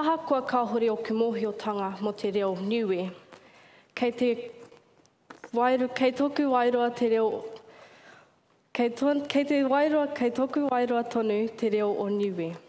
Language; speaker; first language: Māori; non-native, learner; English